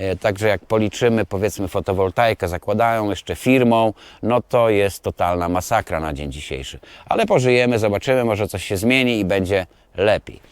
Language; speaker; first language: Polish; native; Polish